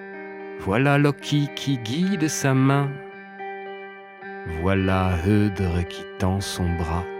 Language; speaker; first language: French; native; French